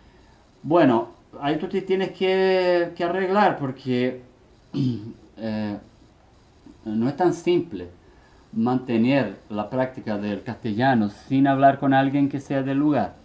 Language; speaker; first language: Spanish; early bilingual, heritage; Spanish